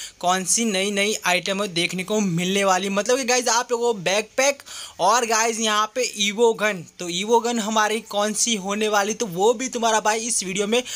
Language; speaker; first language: Hindi; non-native, local second language; Gujarati